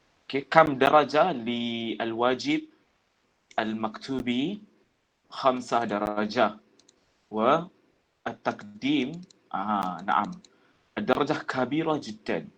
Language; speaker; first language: Arabic; non-native, fluent; Malay